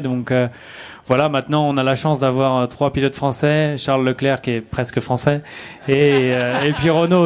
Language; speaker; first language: French; native; French